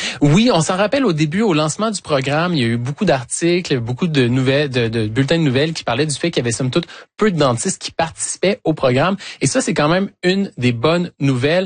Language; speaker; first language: French; native; French